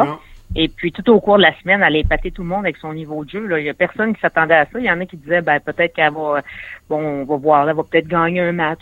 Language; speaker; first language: French; native; French